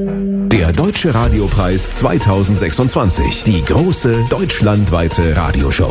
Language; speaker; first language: German; native; German